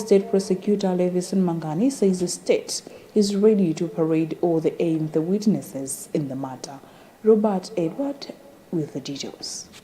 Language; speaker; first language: English; non-native, local second language; Nyanja